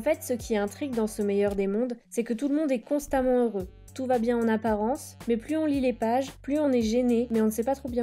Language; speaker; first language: French; native; French